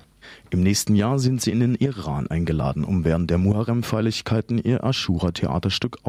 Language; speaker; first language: German; native; German